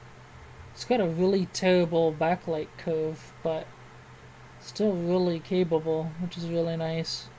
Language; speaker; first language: English; native; English